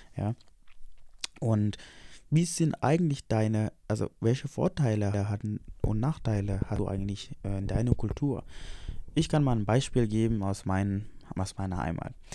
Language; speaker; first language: German; non-native, fluent; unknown